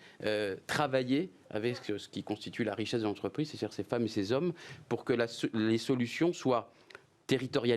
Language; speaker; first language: French; native; French